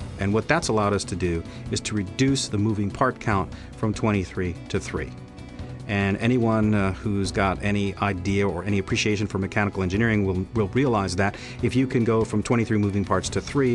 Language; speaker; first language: English; native; English